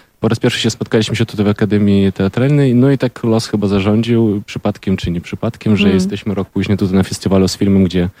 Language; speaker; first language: Polish; non-native, fluent; Ukrainian